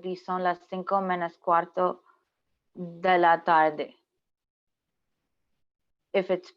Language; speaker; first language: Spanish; non-native, learner; English